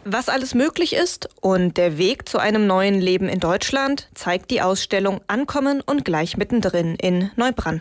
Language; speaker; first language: German; native; German